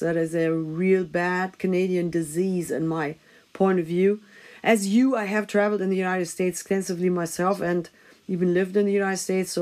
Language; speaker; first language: English; non-native, fluent; German